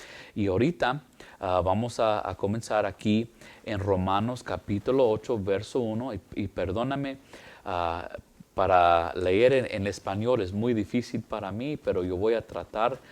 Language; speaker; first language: Spanish; early bilingual, heritage; English